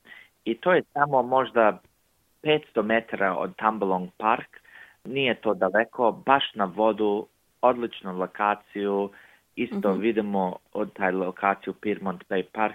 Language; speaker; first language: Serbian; early bilingual, heritage; English